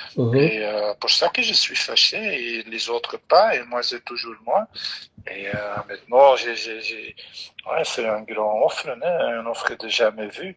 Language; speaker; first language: French; non-native, local second language; Dutch